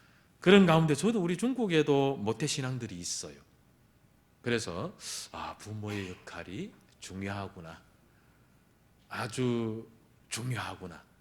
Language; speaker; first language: Korean; early bilingual, heritage; Korean